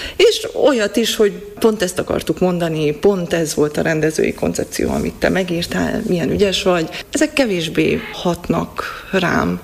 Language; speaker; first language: Hungarian; native; Hungarian